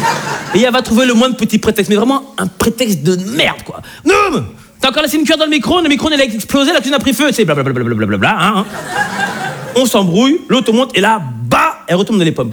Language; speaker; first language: French; native; French